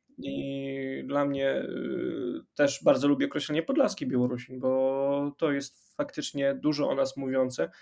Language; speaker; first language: Polish; non-native, local second language; Ukrainian